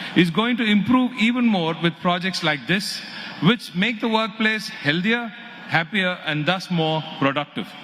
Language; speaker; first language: English; non-native, local second language; Tamil